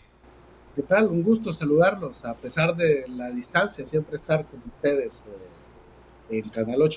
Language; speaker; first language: Spanish; native; Spanish